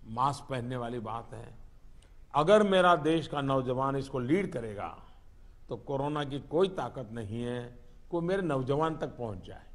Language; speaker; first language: Hindi; non-native, local second language; Gujarati